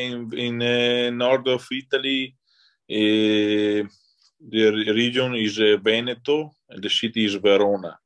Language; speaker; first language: English; non-native, learner; Italian